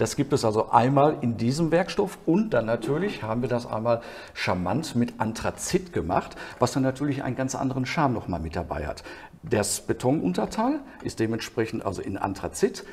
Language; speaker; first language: German; native; German